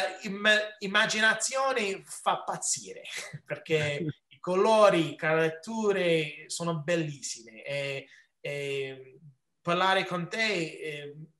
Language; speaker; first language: Italian; early bilingual, heritage; English